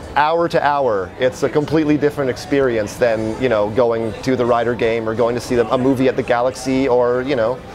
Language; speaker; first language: English; native; English